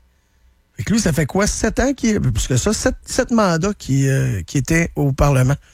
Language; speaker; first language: French; native; French